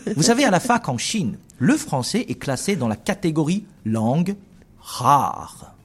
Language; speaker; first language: French; non-native, fluent; Chinese